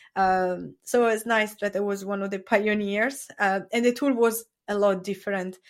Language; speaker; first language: English; non-native, fluent; Italian